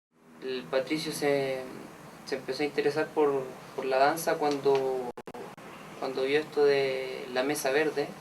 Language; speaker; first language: Spanish; native; Spanish